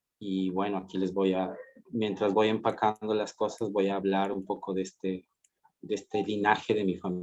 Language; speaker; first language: Spanish; native; Spanish